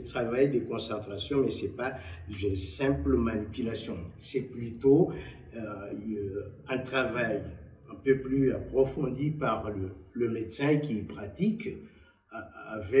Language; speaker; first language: French; non-native, local second language; Malagasy